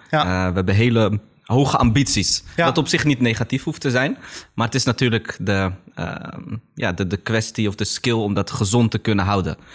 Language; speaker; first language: Dutch; early bilingual, other home language; Arabic